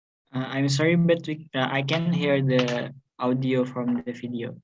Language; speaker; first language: English; non-native, fluent; Indonesian